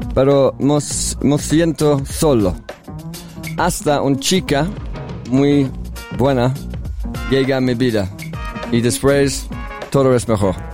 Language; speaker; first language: Spanish; non-native, learner; English